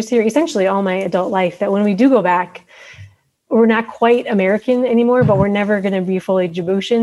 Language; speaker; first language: English; native; English